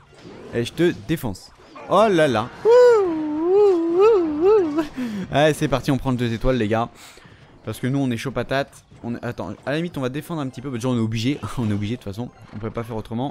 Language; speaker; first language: French; native; French